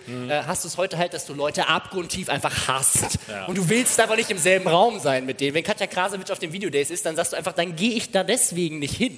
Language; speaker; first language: German; native; German